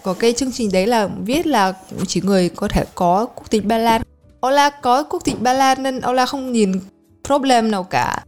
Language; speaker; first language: Vietnamese; early bilingual, heritage; Vietnamese